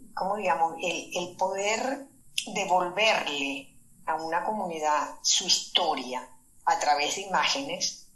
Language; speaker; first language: Spanish; native; Spanish